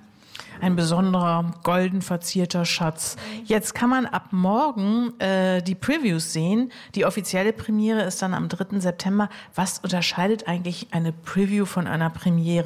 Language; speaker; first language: German; native; German